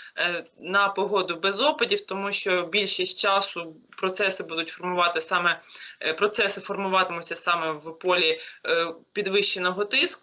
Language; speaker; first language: Ukrainian; native; Ukrainian